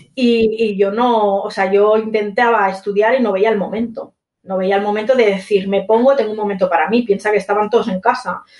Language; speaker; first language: Spanish; native; Spanish